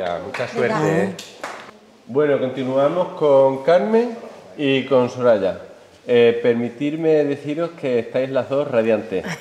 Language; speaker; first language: Spanish; native; Spanish